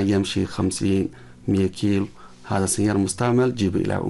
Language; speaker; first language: Arabic; non-native, learner; Chinese